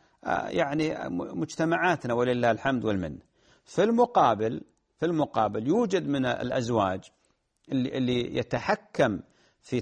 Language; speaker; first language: Arabic; native; Arabic